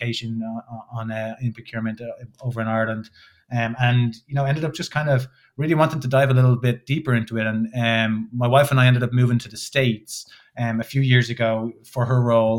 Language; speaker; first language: English; native; English